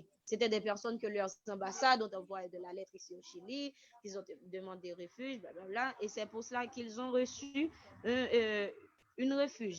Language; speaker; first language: French; non-native, local second language; Haitian Creole